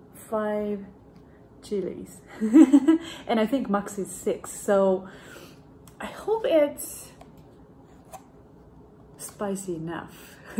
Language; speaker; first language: English; non-native, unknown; Japanese